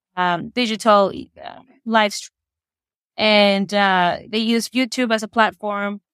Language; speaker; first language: English; non-native, fluent; Spanish